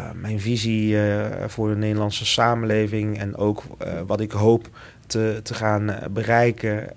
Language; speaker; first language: Dutch; early bilingual, other home language; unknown